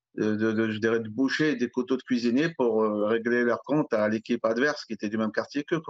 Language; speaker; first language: French; native; French